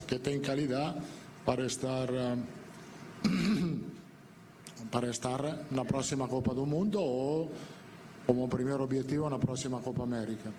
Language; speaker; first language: Portuguese; non-native, fluent; Italian